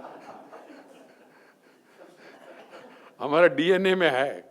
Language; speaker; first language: Hindi; non-native, local second language; Telugu